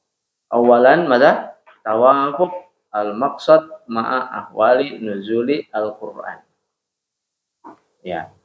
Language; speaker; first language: Arabic; non-native, fluent; Indonesian